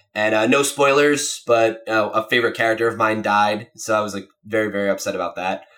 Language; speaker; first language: English; native; English